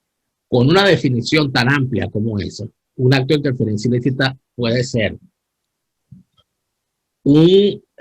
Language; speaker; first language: Spanish; native; Spanish